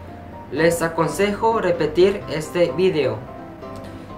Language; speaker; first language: Spanish; non-native, fluent; Korean